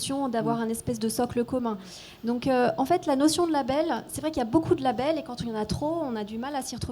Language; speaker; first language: French; native; French